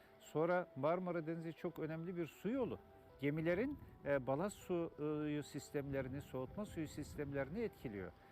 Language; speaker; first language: Turkish; native; Turkish